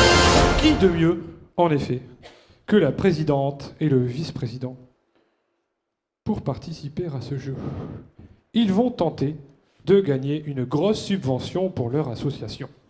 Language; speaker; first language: French; native; French